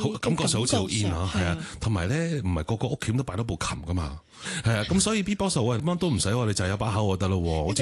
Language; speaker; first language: Cantonese; native; Cantonese